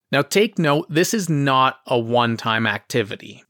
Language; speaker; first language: English; native; English